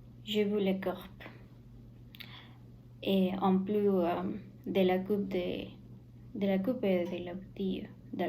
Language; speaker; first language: French; non-native, learner; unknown